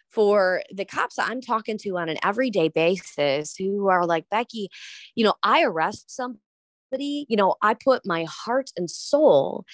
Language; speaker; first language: English; native; English